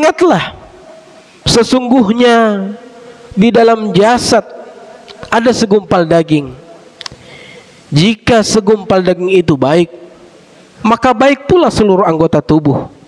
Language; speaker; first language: Indonesian; native; Indonesian